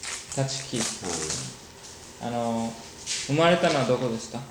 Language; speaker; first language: Japanese; early bilingual, heritage; Japanese